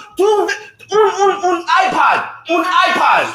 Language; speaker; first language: Spanish; non-native, learner; English